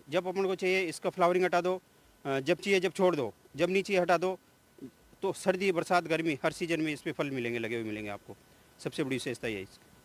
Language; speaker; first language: Hindi; native; Hindi